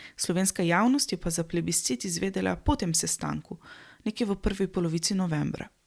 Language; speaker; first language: Slovenian; native; Slovenian